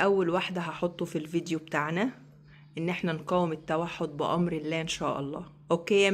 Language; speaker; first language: Arabic; native; Arabic